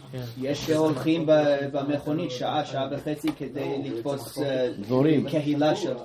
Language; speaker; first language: Hebrew; non-native, fluent; English